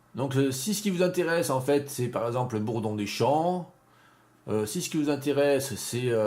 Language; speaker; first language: French; native; French